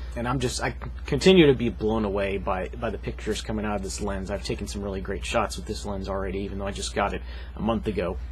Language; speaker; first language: English; native; English